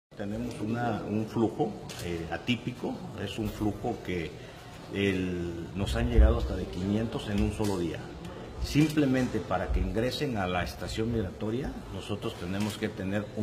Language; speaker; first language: Spanish; native; Spanish